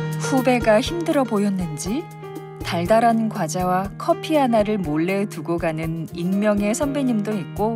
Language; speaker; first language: Korean; native; Korean